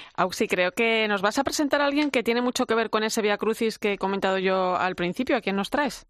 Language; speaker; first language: Spanish; native; Spanish